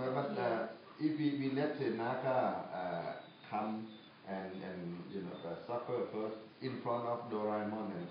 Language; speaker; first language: English; non-native, fluent; Thai